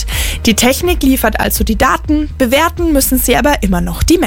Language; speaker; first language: German; native; German